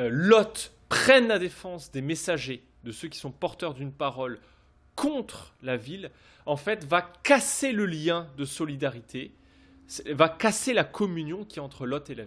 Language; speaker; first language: French; native; French